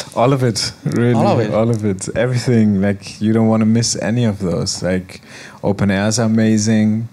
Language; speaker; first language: English; non-native, fluent; German